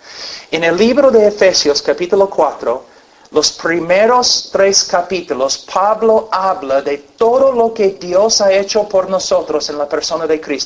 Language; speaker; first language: Spanish; non-native, fluent; English